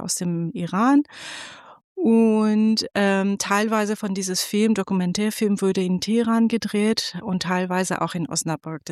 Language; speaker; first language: German; non-native, fluent; Persian